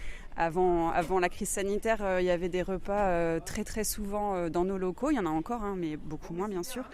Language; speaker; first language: French; native; French